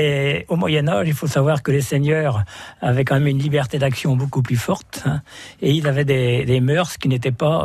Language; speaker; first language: French; native; French